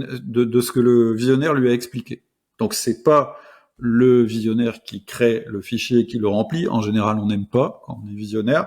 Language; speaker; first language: French; native; French